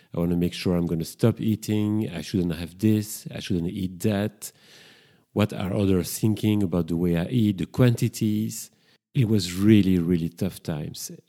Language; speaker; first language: English; non-native, fluent; French